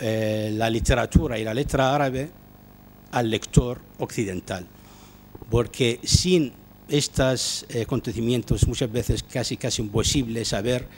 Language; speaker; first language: Spanish; non-native, fluent; Arabic